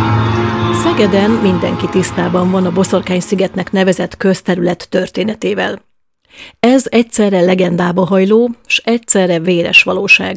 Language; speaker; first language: Hungarian; native; Hungarian